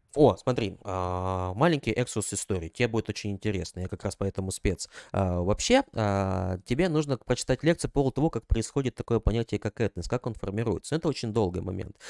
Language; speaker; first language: Russian; native; Russian